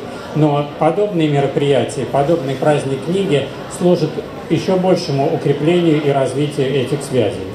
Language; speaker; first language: Russian; native; Russian